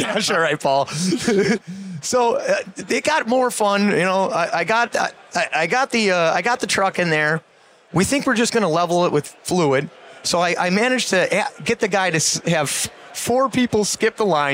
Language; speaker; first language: English; native; English